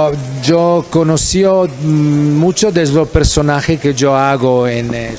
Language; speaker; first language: Spanish; non-native, fluent; Italian